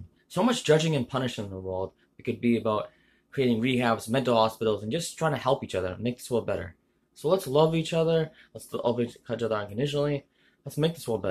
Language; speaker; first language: English; native; English